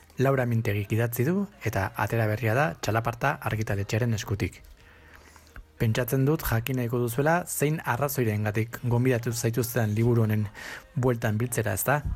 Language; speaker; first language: Basque; non-native, local second language; Spanish